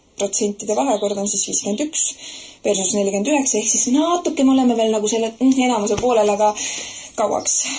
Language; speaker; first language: Estonian; native; Estonian